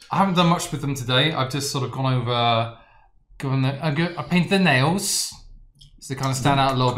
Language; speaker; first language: English; native; English